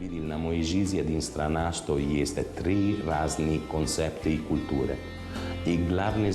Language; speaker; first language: Russian; non-native, learner; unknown